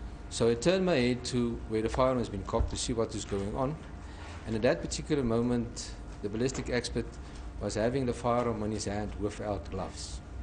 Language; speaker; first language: English; non-native, local second language; Afrikaans